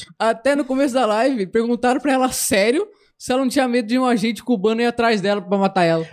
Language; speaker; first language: Portuguese; native; Portuguese